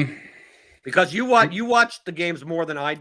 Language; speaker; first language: English; native; English